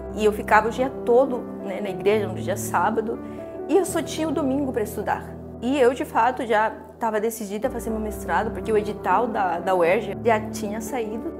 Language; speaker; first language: Portuguese; non-native, fluent; Spanish